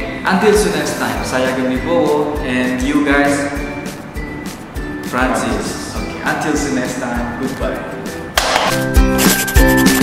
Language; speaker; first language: English; non-native, learner; Indonesian